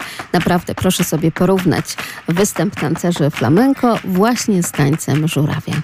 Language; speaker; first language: Polish; native; Polish